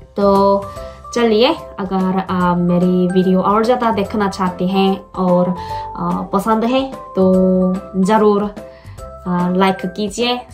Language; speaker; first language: Hindi; non-native, learner; Korean